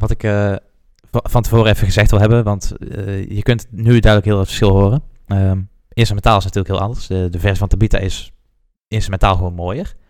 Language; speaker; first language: Dutch; native; Dutch